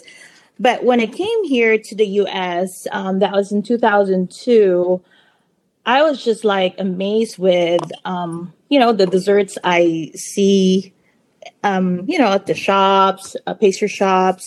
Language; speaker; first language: English; non-native, local second language; Filipino